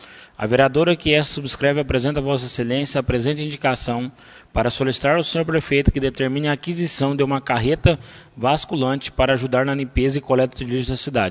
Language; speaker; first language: Portuguese; native; Portuguese